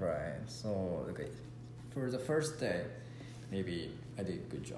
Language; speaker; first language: English; non-native, learner; Japanese